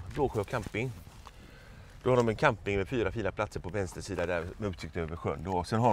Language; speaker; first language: Swedish; native; Swedish